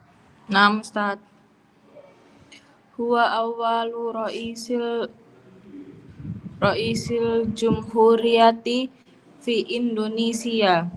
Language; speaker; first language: Arabic; non-native, learner; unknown